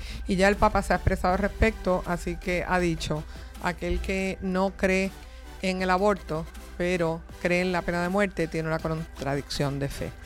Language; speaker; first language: Spanish; native; Spanish